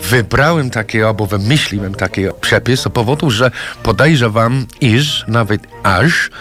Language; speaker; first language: Polish; non-native, fluent; English